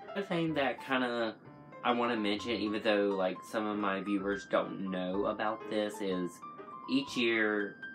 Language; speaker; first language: English; native; English